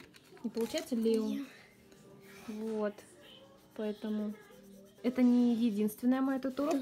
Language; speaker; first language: Russian; native; Russian